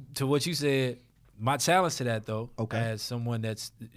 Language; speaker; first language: English; native; English